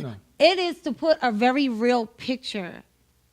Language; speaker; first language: English; native; English